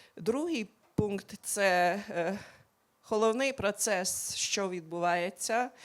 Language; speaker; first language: Ukrainian; non-native, local second language; Hungarian